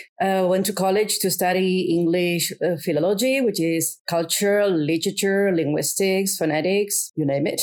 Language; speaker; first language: English; non-native, fluent; Spanish